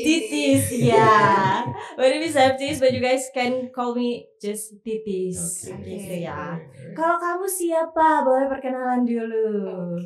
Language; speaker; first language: Indonesian; native; Indonesian